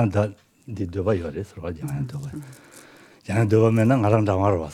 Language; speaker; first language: French; non-native, learner; Tibetan